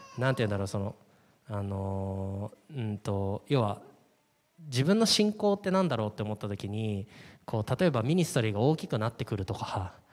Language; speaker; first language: Japanese; native; Japanese